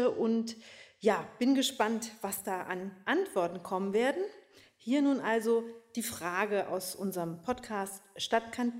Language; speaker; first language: German; native; German